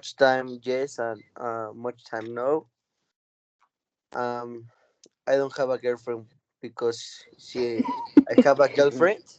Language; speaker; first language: English; non-native, learner; Spanish